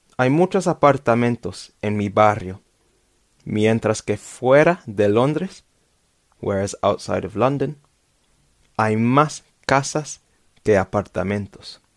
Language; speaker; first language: Spanish; non-native, fluent; English